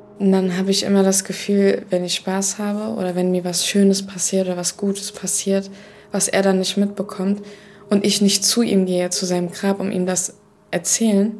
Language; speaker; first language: German; early bilingual, other home language; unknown